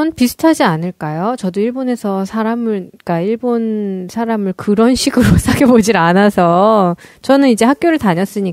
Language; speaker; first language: Korean; native; Korean